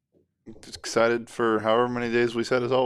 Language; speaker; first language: English; native; English